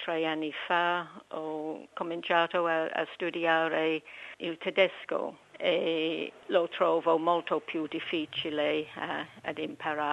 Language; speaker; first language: Italian; non-native, learner; English